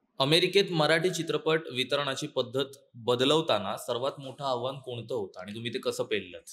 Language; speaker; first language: Marathi; native; Marathi